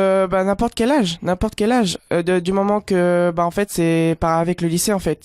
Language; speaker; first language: French; native; French